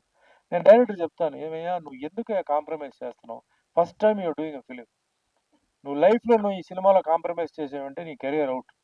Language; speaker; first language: Telugu; native; Telugu